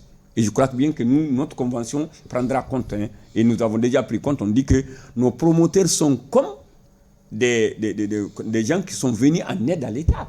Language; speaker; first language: French; non-native, local second language; Bambara